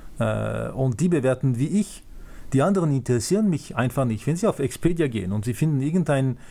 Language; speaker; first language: German; non-native, local second language; French